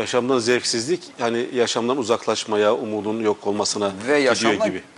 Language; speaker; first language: Turkish; native; Turkish